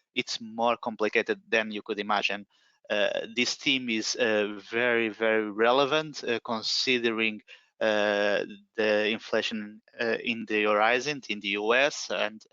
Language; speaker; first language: English; non-native, fluent; Portuguese